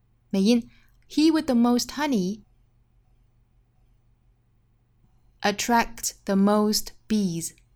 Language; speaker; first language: English; non-native, fluent; Chinese